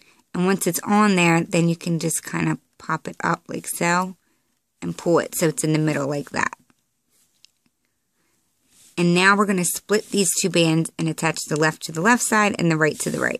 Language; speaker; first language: English; native; English